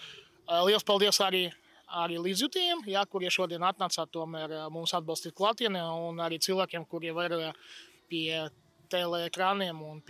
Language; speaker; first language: Latvian; non-native, local second language; Russian